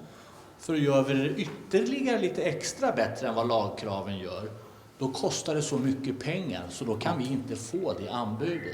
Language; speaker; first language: Swedish; native; Swedish